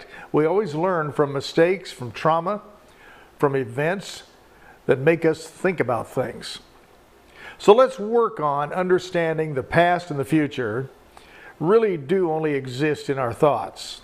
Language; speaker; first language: English; native; English